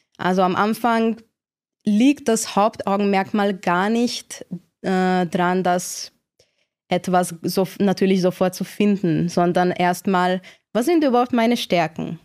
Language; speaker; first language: German; non-native, fluent; Hungarian